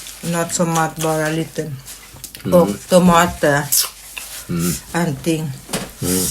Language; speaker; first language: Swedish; non-native, learner; Thai